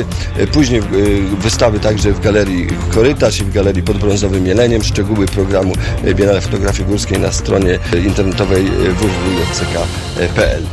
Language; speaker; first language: Polish; native; Polish